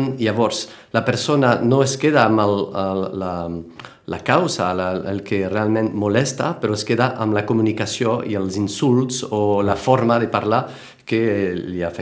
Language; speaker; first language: Catalan; non-native, fluent; French